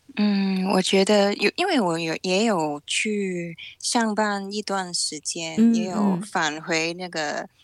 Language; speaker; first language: Chinese; non-native, local second language; Cantonese